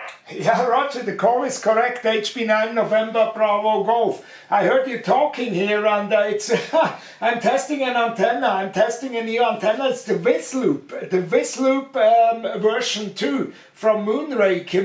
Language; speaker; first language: English; non-native, fluent; German